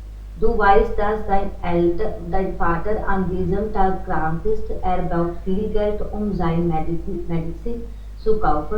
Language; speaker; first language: German; non-native, learner; Hindi